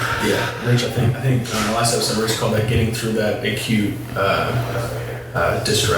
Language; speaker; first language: English; native; English